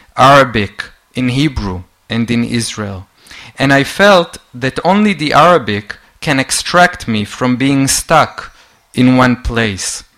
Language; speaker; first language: English; non-native, fluent; Hebrew